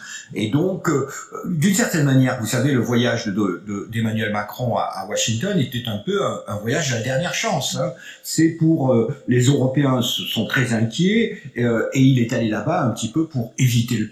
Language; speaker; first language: French; native; French